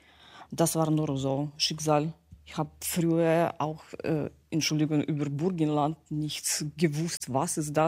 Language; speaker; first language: German; non-native, learner; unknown